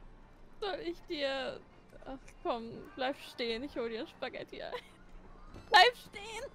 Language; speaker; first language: German; native; German